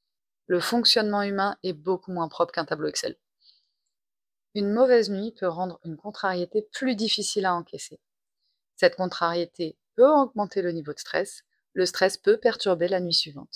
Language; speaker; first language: French; native; French